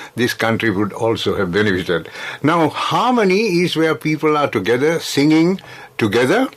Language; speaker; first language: English; non-native, local second language; Sinhala